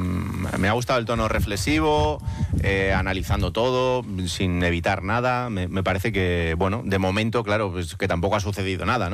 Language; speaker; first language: Spanish; native; Spanish